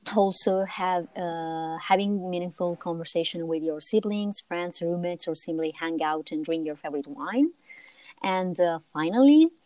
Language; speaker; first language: English; non-native, fluent; Italian